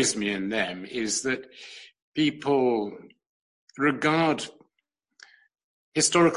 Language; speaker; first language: English; native; English